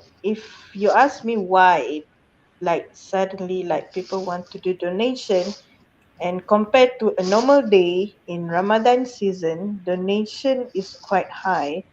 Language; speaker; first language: English; non-native, fluent; Malay